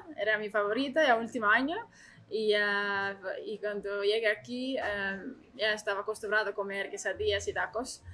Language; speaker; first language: Spanish; non-native, learner; Estonian